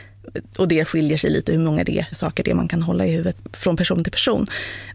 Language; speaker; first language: Swedish; native; Swedish